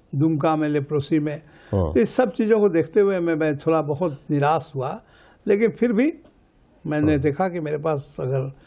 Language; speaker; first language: Hindi; native; Hindi